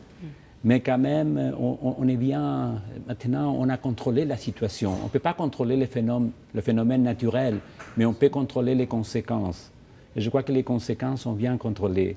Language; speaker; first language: French; non-native, fluent; Spanish